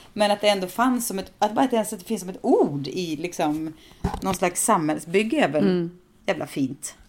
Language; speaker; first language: Swedish; native; Swedish